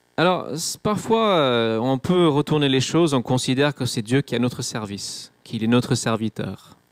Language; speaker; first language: French; non-native, fluent; English